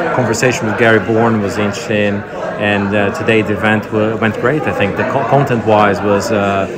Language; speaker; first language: English; non-native, fluent; Portuguese